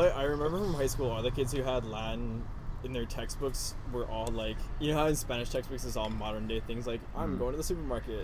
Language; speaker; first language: English; native; English